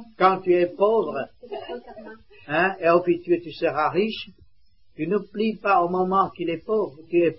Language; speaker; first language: French; non-native, learner; Vietnamese